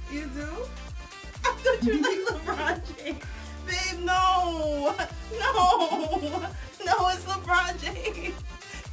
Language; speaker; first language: English; native; English